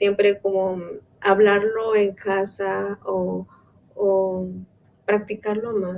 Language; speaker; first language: Spanish; non-native, local second language; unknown